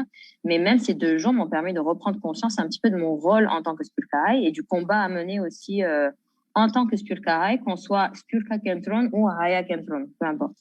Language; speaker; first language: French; native; French